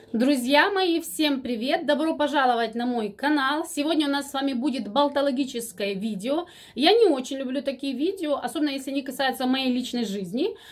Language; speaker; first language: Russian; native; Russian